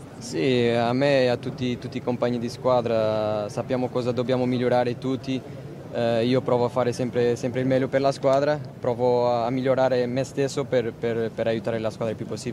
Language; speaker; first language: Italian; non-native, fluent; Portuguese